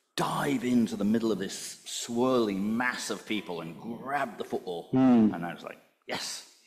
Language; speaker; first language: English; native; English